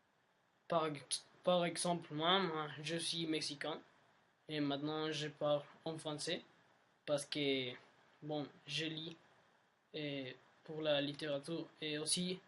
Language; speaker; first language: French; non-native, learner; Spanish